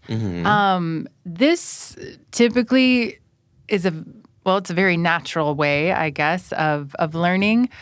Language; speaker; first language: English; native; English